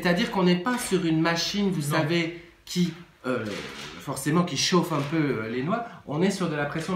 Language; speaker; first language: French; native; French